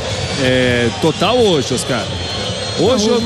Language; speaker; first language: Portuguese; native; Portuguese